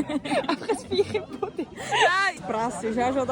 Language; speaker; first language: German; native; German